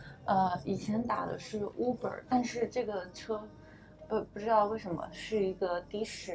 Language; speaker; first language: Chinese; native; Chinese